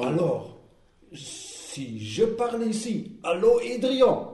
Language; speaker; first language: French; non-native, learner; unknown